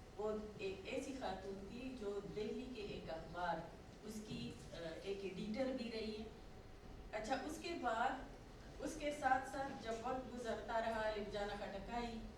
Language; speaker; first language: Urdu; non-native, local second language; Pashto